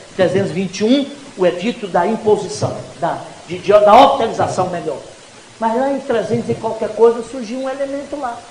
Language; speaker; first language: Portuguese; native; Portuguese